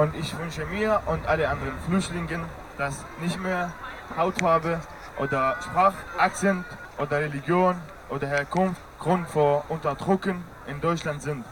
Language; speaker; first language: German; non-native, fluent; Arabic